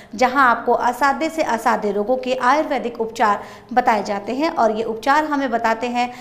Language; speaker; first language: Hindi; native; Hindi